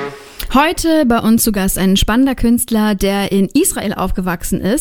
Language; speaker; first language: German; native; German